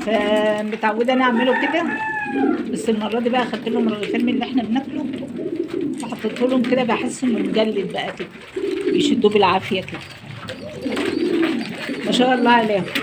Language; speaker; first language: Arabic; native; Arabic